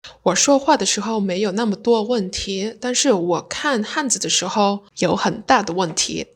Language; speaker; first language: Chinese; non-native, learner; Vietnamese